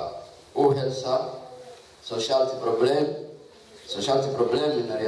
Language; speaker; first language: Swedish; non-native, learner; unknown